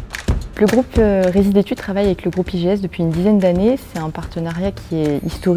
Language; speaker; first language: French; native; French